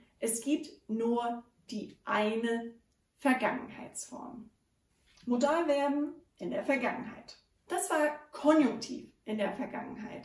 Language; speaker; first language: German; non-native, fluent; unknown